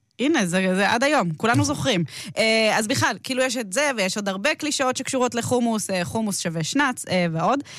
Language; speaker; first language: Hebrew; native; Hebrew